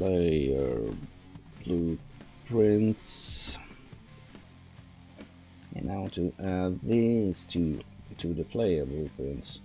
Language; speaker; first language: English; non-native, fluent; Norwegian